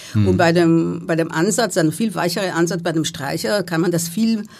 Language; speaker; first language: German; non-native, fluent; Hebrew